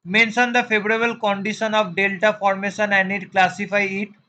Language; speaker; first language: English; non-native, local second language; Bangla